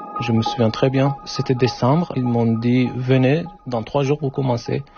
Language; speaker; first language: French; non-native, learner; Turkish